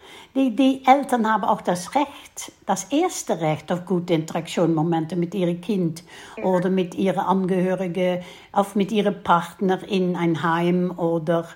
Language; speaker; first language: German; non-native, fluent; Dutch